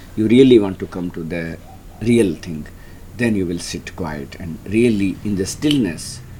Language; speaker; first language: English; non-native, local second language; Hindi